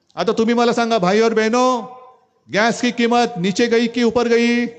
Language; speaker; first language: Hindi; non-native, local second language; Marathi